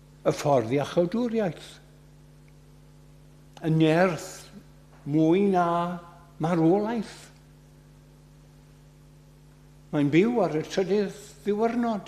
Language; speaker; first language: Welsh; non-native, fluent; English